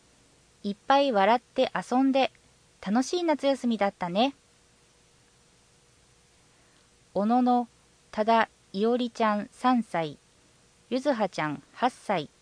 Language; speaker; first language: Japanese; native; Japanese